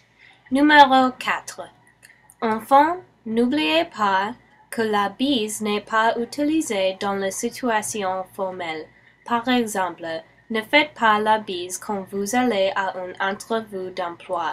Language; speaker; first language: French; non-native, learner; English